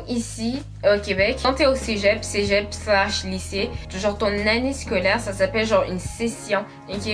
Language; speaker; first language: French; native; French